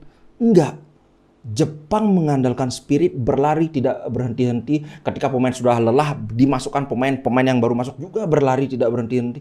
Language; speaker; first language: Indonesian; native; Indonesian